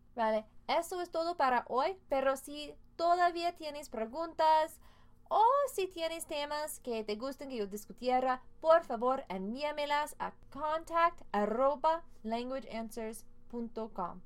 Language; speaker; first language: Spanish; non-native, fluent; English